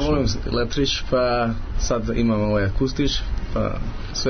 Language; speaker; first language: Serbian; early bilingual, heritage; Serbian